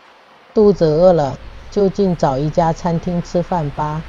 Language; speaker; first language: Chinese; native; Chinese